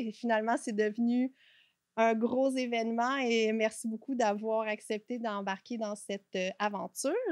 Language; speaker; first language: French; native; French